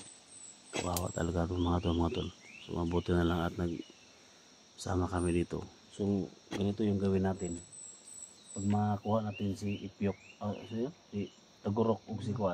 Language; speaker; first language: Filipino; non-native, local second language; Cebuano